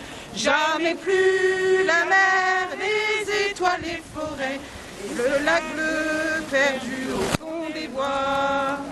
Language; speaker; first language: French; native; French